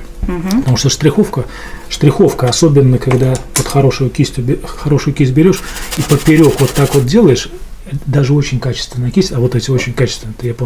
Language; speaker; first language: Russian; native; Russian